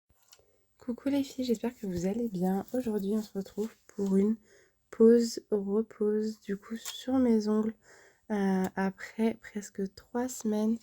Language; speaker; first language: French; native; French